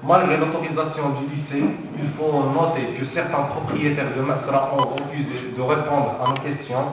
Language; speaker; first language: French; non-native, local second language; Arabic